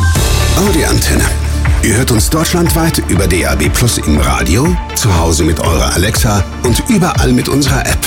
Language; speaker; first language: German; native; German